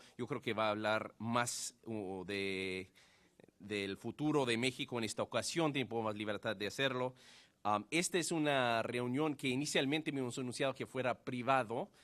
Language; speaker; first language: Spanish; non-native, fluent; English